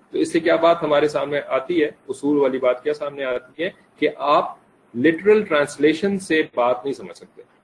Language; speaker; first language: Urdu; native; Urdu